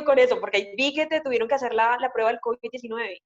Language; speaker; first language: Spanish; native; Spanish